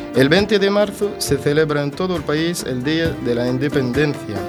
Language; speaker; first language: Spanish; non-native, fluent; Arabic